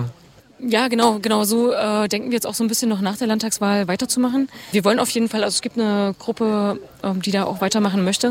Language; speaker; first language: German; native; German